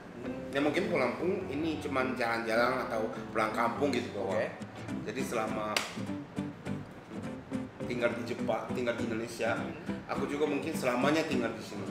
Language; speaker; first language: Indonesian; non-native, fluent; Japanese